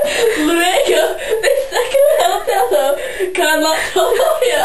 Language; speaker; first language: Spanish; non-native, learner; English